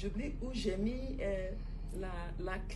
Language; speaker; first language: French; non-native, fluent; Igbo